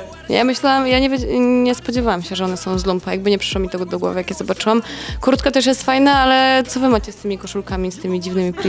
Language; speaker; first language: Polish; native; Polish